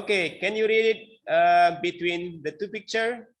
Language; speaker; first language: English; non-native, learner; Indonesian